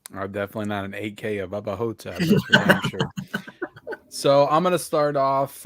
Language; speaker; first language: English; native; English